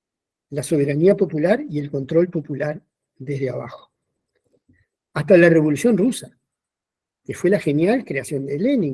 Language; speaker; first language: Spanish; native; Spanish